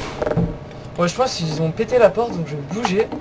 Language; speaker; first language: French; native; French